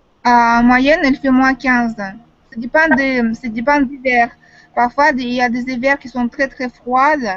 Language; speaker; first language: French; non-native, fluent; Russian